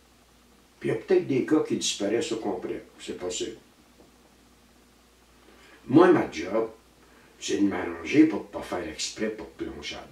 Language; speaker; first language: French; native; French